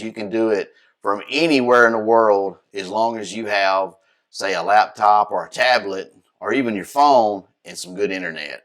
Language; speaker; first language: English; native; English